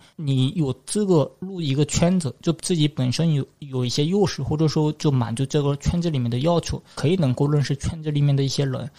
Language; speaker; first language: Chinese; non-native, fluent; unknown